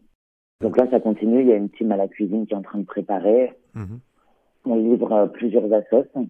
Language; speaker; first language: French; native; French